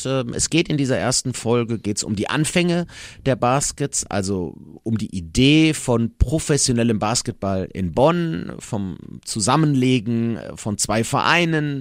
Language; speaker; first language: German; native; German